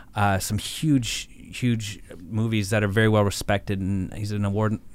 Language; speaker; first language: English; native; English